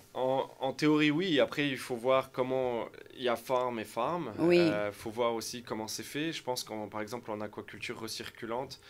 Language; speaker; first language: French; native; French